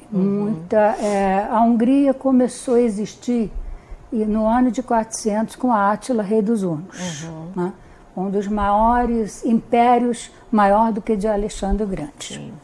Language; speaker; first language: Portuguese; early bilingual, other home language; Hungarian